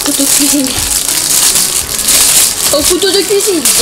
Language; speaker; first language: French; native; French